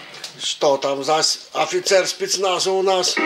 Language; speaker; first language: Russian; native; Russian